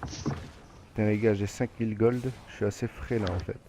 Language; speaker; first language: French; native; French